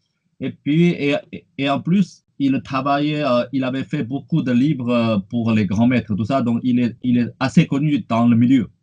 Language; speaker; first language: French; non-native, fluent; Chinese